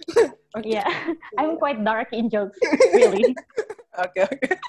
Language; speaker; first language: English; non-native, fluent; Indonesian